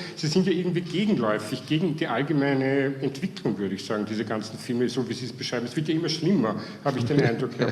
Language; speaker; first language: German; native; German